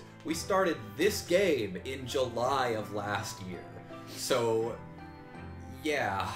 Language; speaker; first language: English; native; English